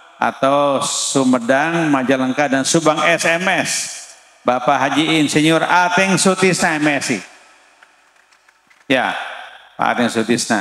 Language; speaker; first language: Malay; non-native, local second language; Sundanese